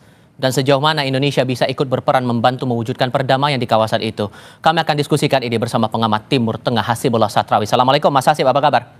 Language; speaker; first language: Indonesian; native; Indonesian